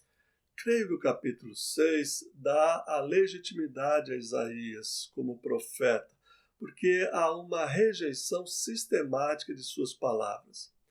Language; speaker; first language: Portuguese; native; Portuguese